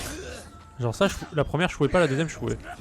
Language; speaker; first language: French; native; French